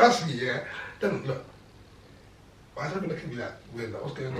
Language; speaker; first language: English; native; English